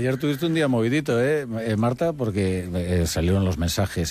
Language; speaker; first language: Spanish; native; Spanish